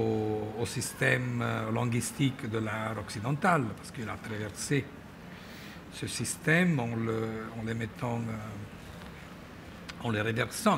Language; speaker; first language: French; non-native, fluent; Italian